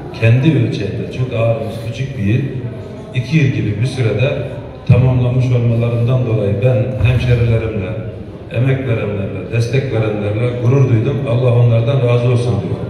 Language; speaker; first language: Turkish; native; Turkish